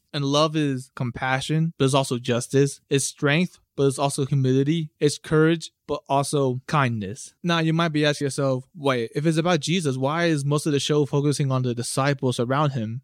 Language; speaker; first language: English; native; English